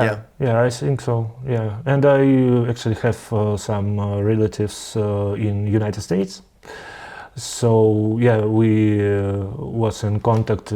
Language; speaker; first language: English; non-native, learner; Russian